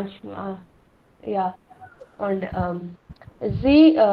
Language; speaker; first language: German; non-native, learner; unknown